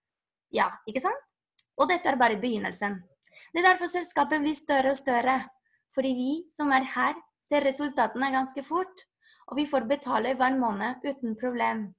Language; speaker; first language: Norwegian; non-native, fluent; Spanish